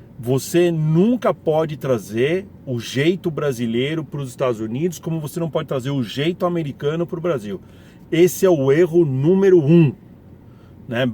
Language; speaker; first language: Portuguese; native; Portuguese